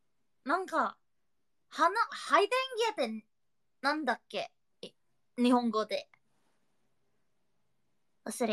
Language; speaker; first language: Japanese; non-native, learner; Indonesian